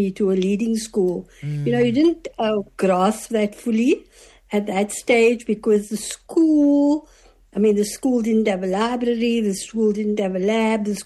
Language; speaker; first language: English; native; English